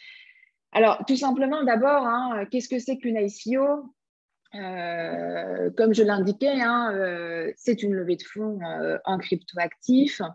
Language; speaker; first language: French; native; French